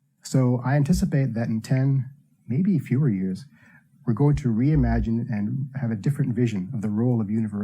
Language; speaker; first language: English; native; English